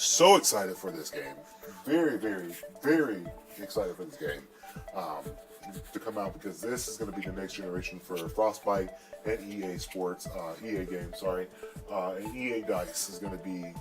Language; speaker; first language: English; native; English